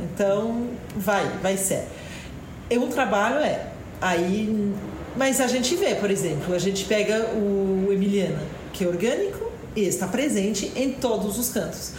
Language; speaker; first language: Portuguese; non-native, fluent; French